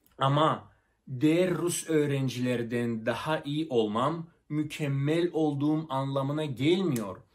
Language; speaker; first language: Turkish; non-native, fluent; Russian